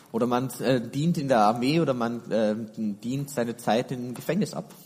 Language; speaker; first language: German; native; German